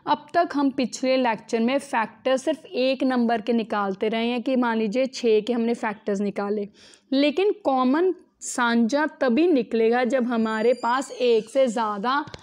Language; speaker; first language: Hindi; native; Hindi